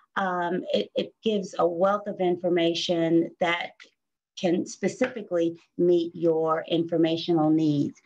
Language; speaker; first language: English; native; English